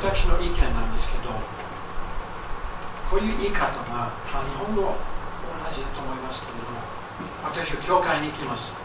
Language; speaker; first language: Japanese; non-native, fluent; English